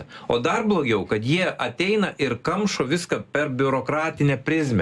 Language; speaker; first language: Lithuanian; native; Lithuanian